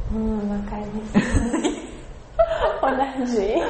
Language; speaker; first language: Japanese; non-native, learner; Russian